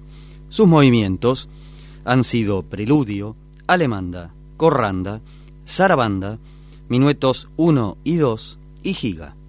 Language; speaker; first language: Spanish; native; Spanish